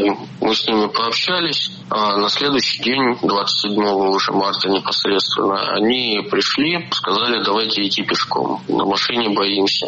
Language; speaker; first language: Russian; native; Russian